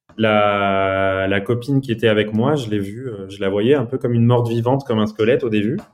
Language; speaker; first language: French; early bilingual, other home language; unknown